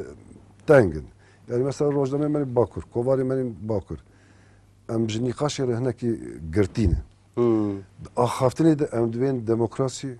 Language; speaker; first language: Kurdish; native; Kurdish